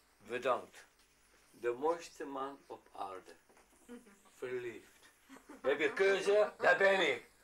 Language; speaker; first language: Dutch; non-native, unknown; Arabic